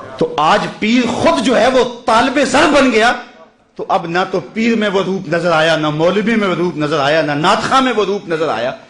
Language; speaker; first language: Urdu; non-native, local second language; Punjabi